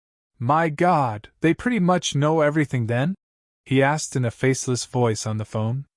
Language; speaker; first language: English; native; English